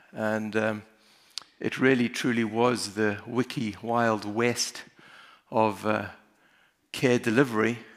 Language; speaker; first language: English; native; English